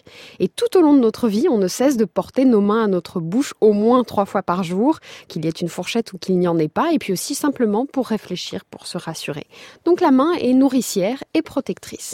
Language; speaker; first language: French; native; French